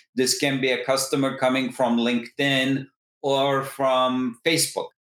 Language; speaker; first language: English; non-native, fluent; Turkish